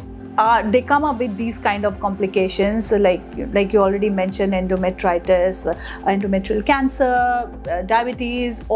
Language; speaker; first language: English; non-native, local second language; Hindi